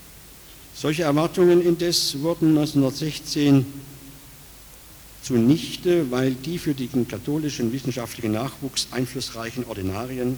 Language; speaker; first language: German; native; German